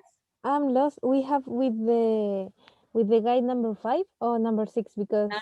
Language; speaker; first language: English; non-native, learner; Spanish